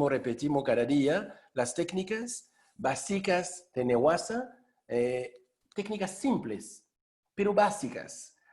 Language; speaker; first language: Spanish; non-native, fluent; French